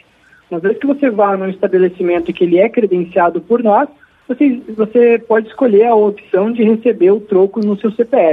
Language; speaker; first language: Portuguese; native; Portuguese